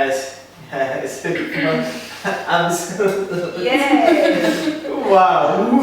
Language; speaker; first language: English; non-native, learner; Portuguese